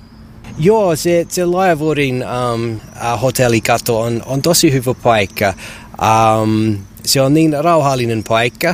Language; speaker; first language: Finnish; non-native, learner; English